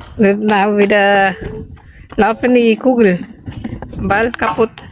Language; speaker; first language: German; non-native, learner; Indonesian